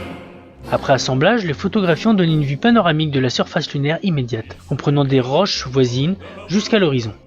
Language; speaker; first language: French; native; French